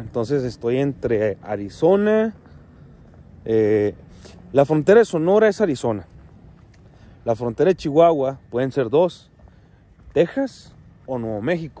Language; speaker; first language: Spanish; native; Spanish